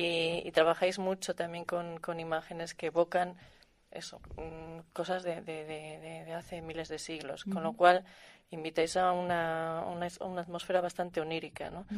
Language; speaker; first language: Spanish; native; Spanish